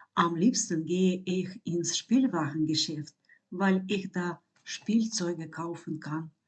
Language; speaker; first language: German; non-native, fluent; Ukrainian